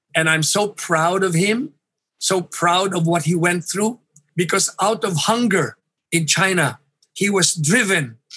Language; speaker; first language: English; non-native, local second language; Hiligaynon